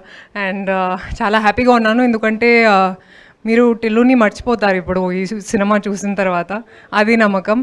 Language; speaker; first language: Telugu; non-native, local second language; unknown